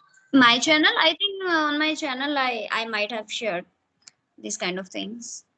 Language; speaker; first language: English; non-native, fluent; Hindi